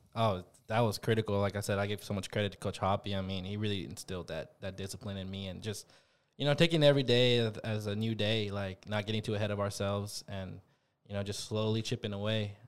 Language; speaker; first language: English; native; English